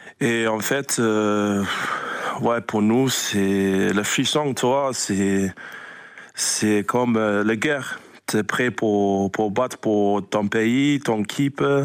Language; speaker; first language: French; non-native, learner; English